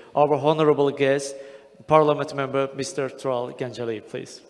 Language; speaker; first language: English; non-native, fluent; Azerbaijani